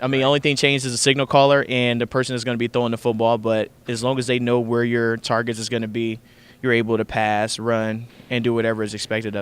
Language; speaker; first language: English; native; English